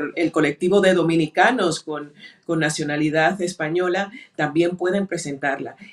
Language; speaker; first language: Spanish; native; Spanish